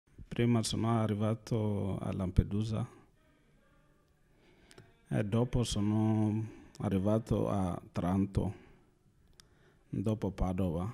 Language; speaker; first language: Italian; non-native, learner; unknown